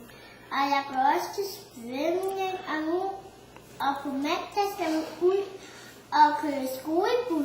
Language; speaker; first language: Danish; early bilingual, heritage; Danish